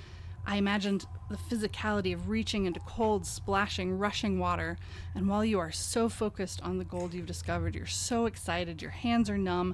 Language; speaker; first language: English; native; English